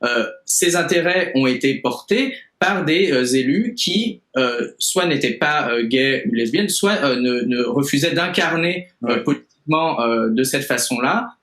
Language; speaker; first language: French; native; French